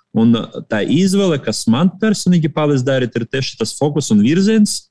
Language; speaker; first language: Latvian; non-native, local second language; Russian